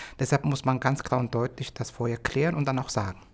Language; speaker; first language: German; native; German